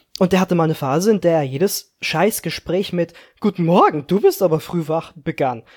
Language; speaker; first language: German; early bilingual, other home language; Slovak